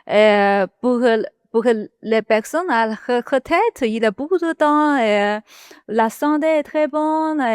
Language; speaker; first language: French; non-native, learner; Chinese